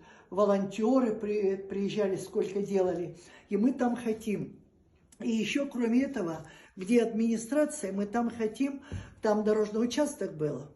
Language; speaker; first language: Russian; native; Russian